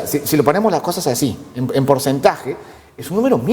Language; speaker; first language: Spanish; native; Spanish